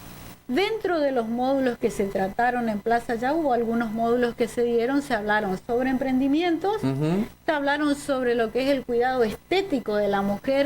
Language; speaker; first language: Spanish; native; Spanish